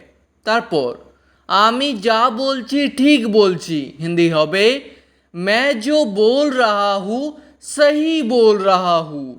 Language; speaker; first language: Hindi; non-native, fluent; Bangla